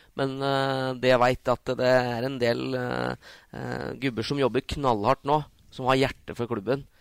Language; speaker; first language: Norwegian; native; Norwegian